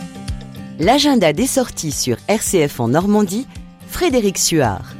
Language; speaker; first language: French; native; French